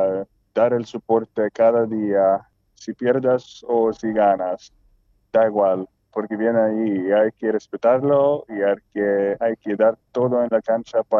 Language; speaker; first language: Spanish; non-native, fluent; Swedish